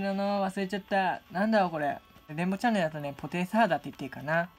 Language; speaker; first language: Japanese; native; Japanese